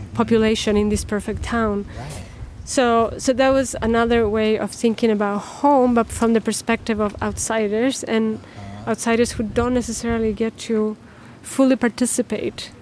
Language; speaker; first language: English; non-native, fluent; Spanish